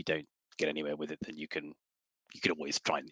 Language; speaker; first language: English; native; English